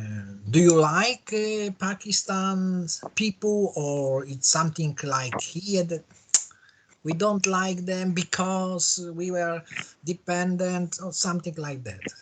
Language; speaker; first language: English; non-native, learner; Polish